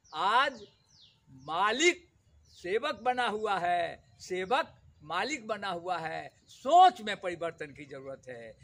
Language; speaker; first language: Hindi; native; Hindi